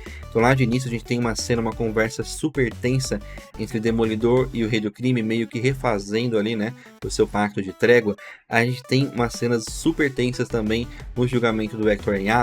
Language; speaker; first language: Portuguese; native; Portuguese